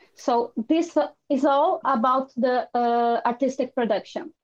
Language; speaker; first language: English; non-native, fluent; Portuguese